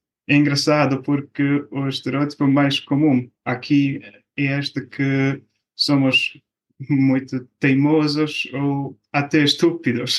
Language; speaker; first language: Portuguese; non-native, fluent; Bosnian